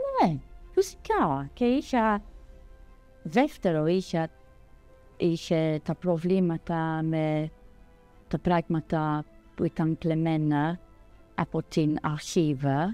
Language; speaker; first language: Greek; non-native, fluent; English